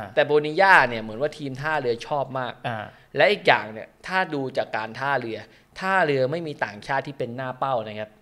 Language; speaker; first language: Thai; native; Thai